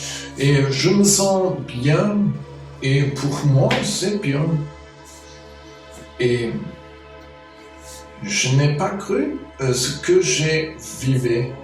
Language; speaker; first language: French; non-native, fluent; German